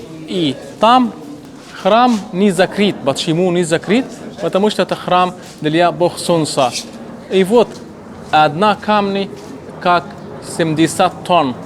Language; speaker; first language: Russian; non-native, learner; Arabic